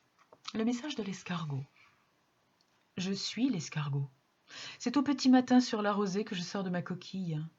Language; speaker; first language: French; native; French